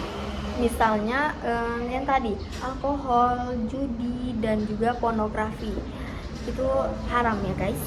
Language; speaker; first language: Indonesian; native; Indonesian